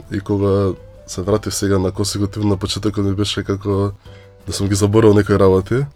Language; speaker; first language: Macedonian; native; Macedonian